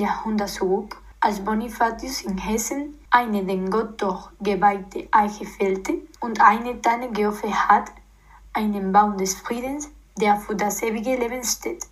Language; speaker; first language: German; non-native, fluent; Spanish